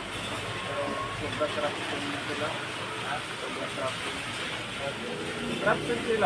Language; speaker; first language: Filipino; non-native, learner; Punjabi